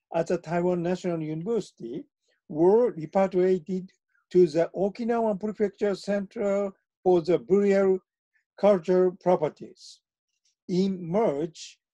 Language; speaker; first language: English; non-native, fluent; Japanese